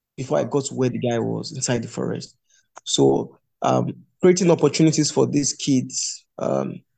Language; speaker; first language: English; non-native, local second language; Yoruba